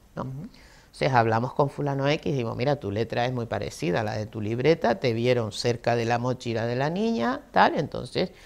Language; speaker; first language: Spanish; native; Spanish